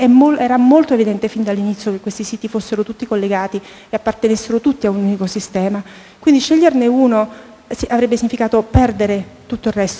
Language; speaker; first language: Italian; native; Italian